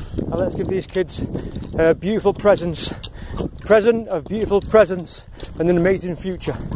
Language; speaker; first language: English; native; English